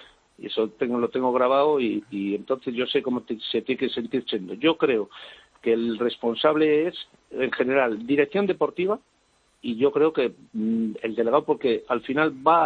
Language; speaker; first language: Spanish; native; Spanish